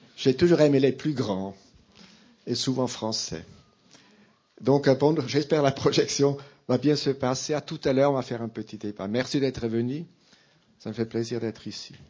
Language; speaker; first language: French; non-native, local second language; Italian